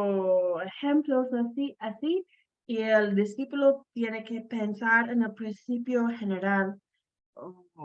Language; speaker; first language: Spanish; non-native, fluent; English